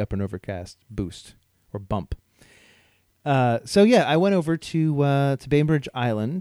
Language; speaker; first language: English; native; English